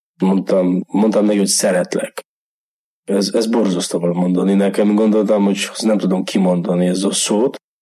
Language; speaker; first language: Hungarian; non-native, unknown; Polish